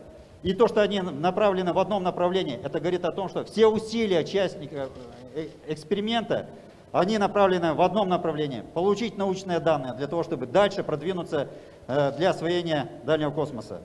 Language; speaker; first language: Russian; native; Russian